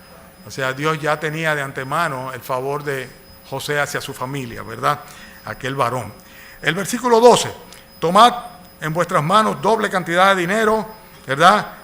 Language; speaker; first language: Spanish; native; Spanish